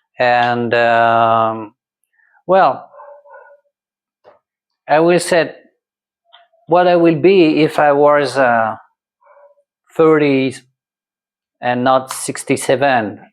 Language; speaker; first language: English; non-native, learner; French